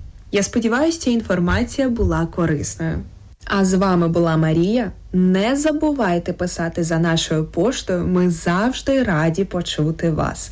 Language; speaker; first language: Ukrainian; native; Ukrainian